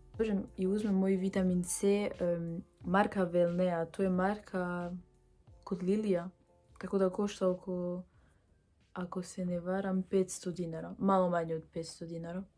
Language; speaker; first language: Bosnian; early bilingual, heritage; Bosnian